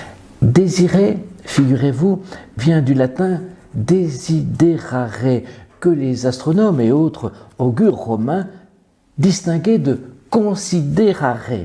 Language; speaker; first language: French; native; French